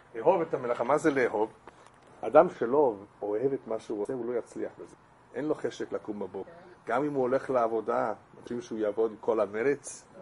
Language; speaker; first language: Hebrew; non-native, fluent; English